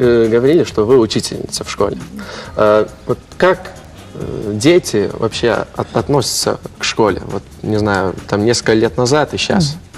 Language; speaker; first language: Russian; non-native, local second language; Latvian